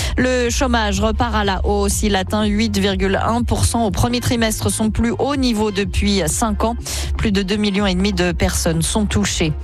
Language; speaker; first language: French; native; French